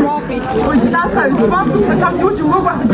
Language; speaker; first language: Mongolian; native; Mongolian